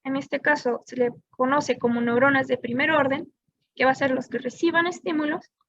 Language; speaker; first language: Spanish; native; Spanish